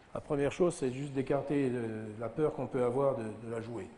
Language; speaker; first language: French; native; French